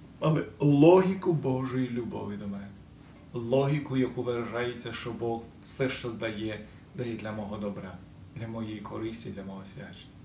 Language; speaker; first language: Ukrainian; native; Ukrainian